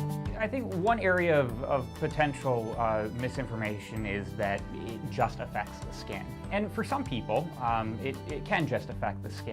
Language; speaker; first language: English; native; English